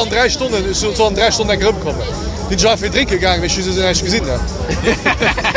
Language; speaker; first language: German; native; German